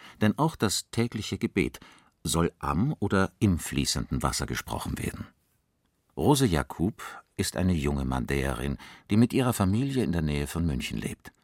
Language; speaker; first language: German; native; German